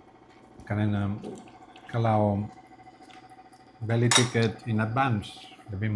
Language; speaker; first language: Indonesian; non-native, learner; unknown